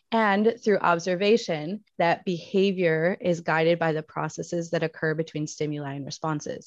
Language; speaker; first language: English; native; English